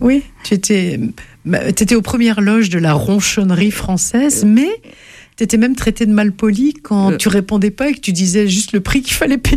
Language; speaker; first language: French; native; French